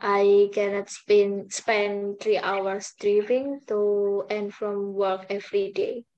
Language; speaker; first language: English; non-native, learner; Indonesian